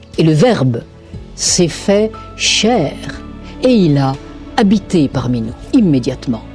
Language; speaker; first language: French; native; French